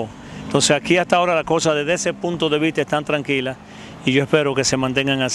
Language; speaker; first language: Spanish; native; Spanish